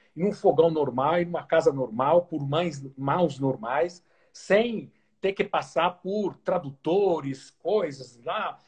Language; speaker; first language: Portuguese; non-native, fluent; Italian